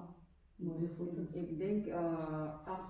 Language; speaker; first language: Dutch; non-native, learner; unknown